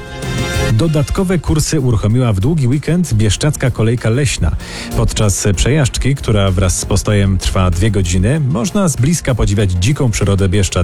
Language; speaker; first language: Polish; native; Polish